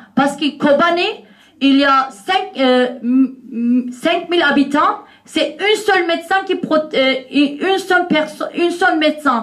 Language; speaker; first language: French; non-native, learner; Kurdish